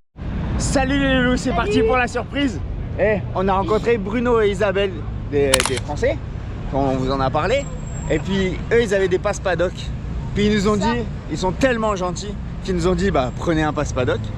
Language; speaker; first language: French; native; French